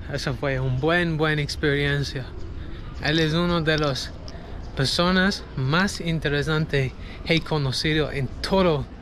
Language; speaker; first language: Spanish; non-native, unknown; English